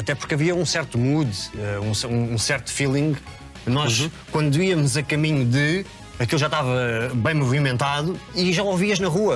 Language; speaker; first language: Portuguese; native; Portuguese